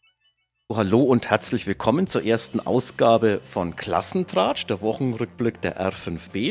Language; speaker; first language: German; native; German